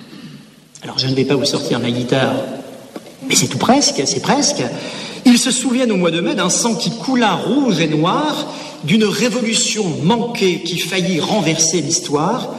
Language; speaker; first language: French; native; French